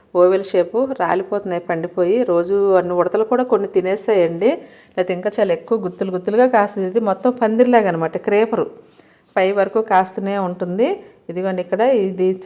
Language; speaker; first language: Telugu; native; Telugu